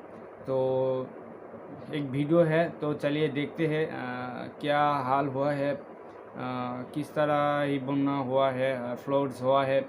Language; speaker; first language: Hindi; non-native, learner; Bangla